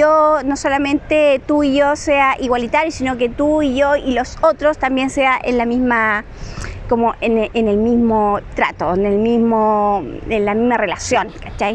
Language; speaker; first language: Spanish; native; Spanish